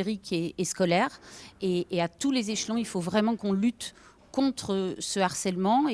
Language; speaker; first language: French; native; French